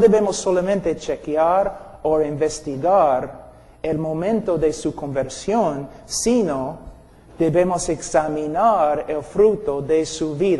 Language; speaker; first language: Spanish; non-native, fluent; English